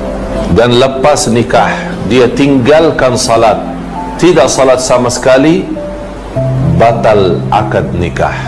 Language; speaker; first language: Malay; non-native, fluent; Arabic